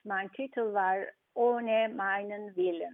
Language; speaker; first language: German; non-native, fluent; Turkish